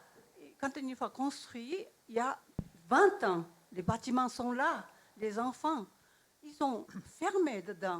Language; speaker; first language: French; non-native, learner; Japanese